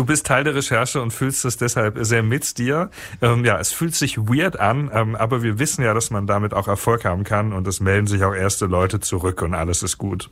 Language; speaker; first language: German; native; German